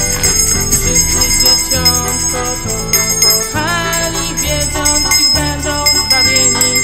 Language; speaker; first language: Polish; native; Polish